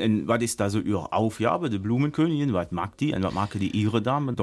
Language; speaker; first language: German; native; German